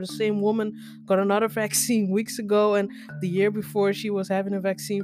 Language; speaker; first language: English; non-native, fluent; Dutch